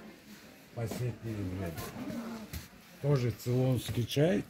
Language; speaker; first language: Russian; non-native, local second language; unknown